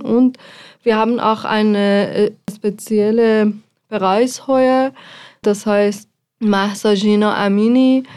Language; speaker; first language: German; non-native, fluent; Persian